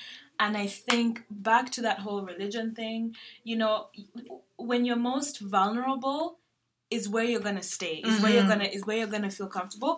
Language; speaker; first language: English; non-native, local second language; Ganda